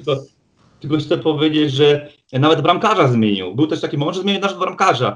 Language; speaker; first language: Polish; early bilingual, heritage; Polish